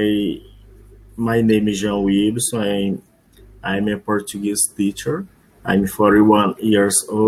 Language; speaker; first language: English; non-native, learner; Portuguese